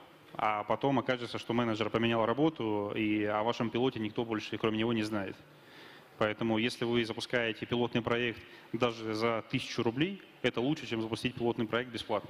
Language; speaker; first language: Russian; native; Russian